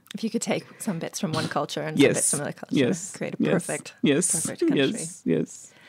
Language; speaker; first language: English; non-native, local second language; Igbo